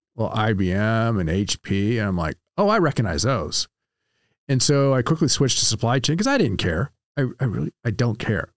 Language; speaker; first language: English; native; English